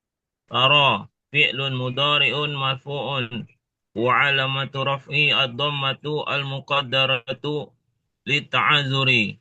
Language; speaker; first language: Arabic; non-native, learner; Indonesian